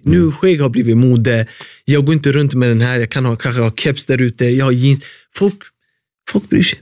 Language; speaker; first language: Swedish; early bilingual, other home language; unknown